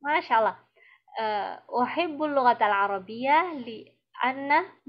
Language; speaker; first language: Arabic; non-native, fluent; Indonesian